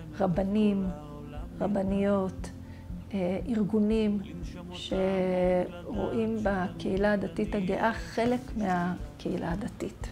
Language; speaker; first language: Hebrew; native; Hebrew